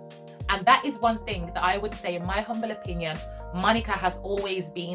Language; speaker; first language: English; native; English